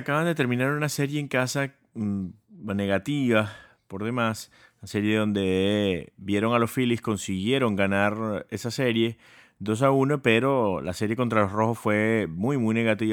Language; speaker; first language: Spanish; native; Spanish